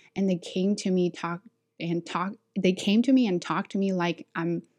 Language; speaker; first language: English; non-native, fluent; Chinese